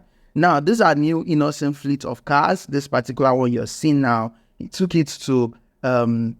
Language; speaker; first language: English; non-native, local second language; Igbo